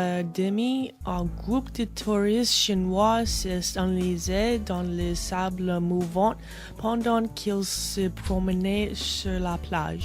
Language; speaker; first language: French; non-native, learner; English